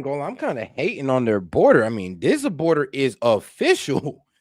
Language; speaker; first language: English; native; English